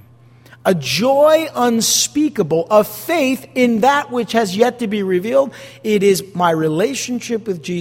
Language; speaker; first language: English; native; English